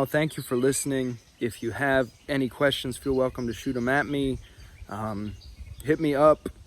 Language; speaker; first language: English; native; English